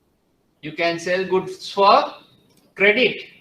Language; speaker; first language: English; non-native, local second language; Sinhala